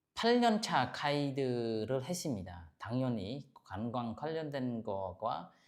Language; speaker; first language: Korean; non-native, fluent; Khmer